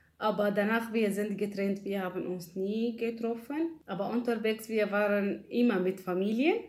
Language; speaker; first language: German; non-native, learner; Arabic